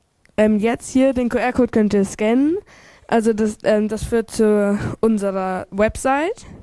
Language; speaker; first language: German; native; German